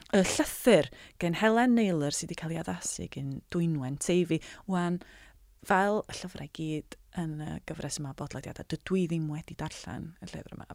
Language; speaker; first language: Welsh; native; Welsh